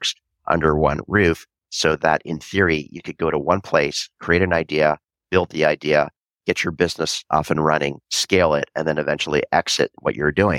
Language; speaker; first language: English; native; English